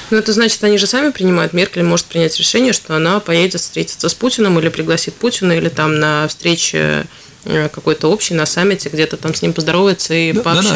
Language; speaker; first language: Russian; native; Russian